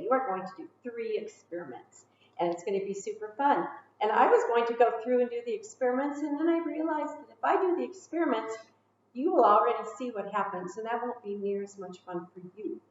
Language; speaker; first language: English; native; English